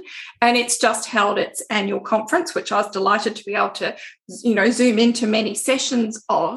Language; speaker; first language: English; native; English